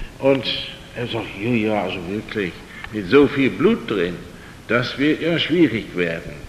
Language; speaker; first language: German; non-native, fluent; English